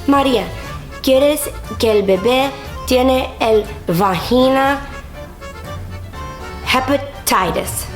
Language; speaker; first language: Spanish; non-native, learner; English